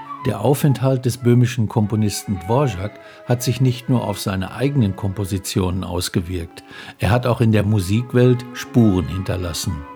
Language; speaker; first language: German; native; German